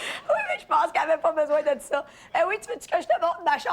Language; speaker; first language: French; native; French